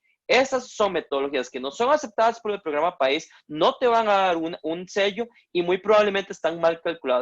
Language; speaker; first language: Spanish; native; Spanish